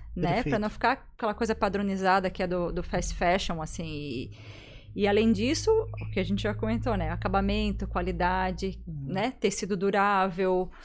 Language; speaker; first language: Portuguese; native; Portuguese